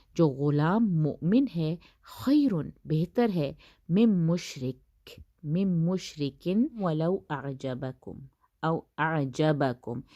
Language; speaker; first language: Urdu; native; Urdu